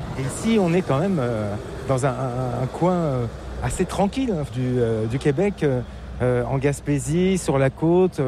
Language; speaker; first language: French; native; French